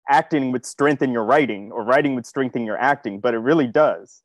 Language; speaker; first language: English; native; English